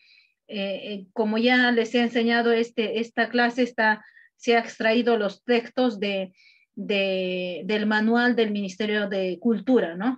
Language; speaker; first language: Spanish; non-native, local second language; Quechua